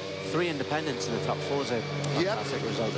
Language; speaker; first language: English; native; English